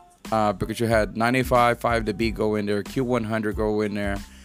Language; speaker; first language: English; early bilingual, other home language; Spanish